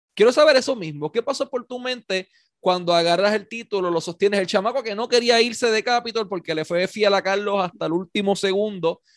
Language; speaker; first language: Spanish; native; Spanish